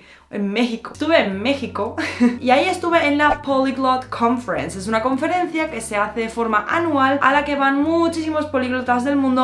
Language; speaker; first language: Spanish; native; Spanish